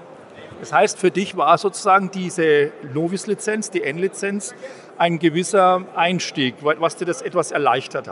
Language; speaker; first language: German; native; German